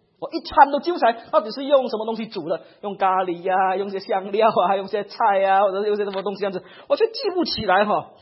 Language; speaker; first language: Chinese; native; Chinese